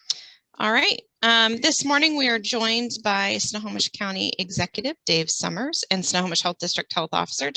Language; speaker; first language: English; native; English